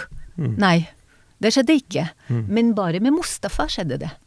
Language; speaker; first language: Norwegian; non-native, fluent; Hebrew